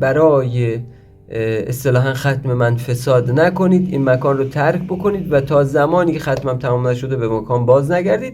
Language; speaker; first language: Persian; native; Persian